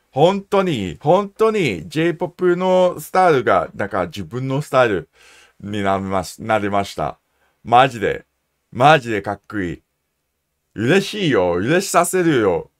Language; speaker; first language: Japanese; non-native, learner; English